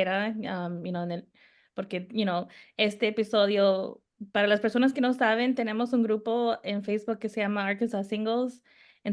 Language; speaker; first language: Spanish; early bilingual, heritage; Spanish